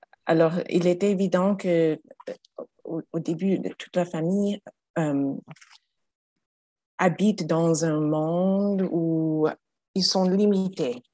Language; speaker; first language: French; non-native, fluent; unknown